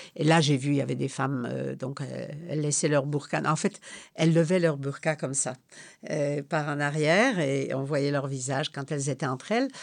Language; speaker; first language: French; non-native, fluent; Polish